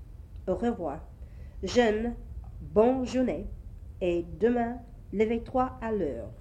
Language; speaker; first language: French; non-native, learner; English